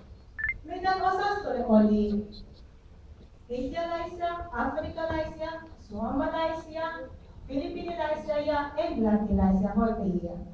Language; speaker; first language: Finnish; non-native, learner; Filipino